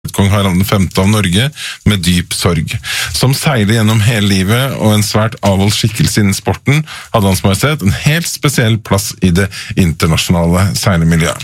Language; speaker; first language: Norwegian; native; Norwegian